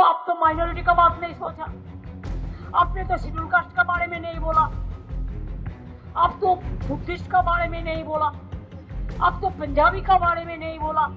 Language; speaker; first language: Hindi; non-native, local second language; Bangla